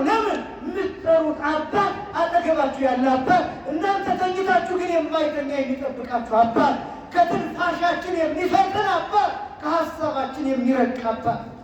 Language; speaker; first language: Amharic; native; Amharic